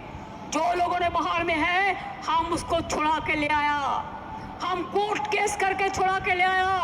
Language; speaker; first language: Hindi; non-native, local second language; Bangla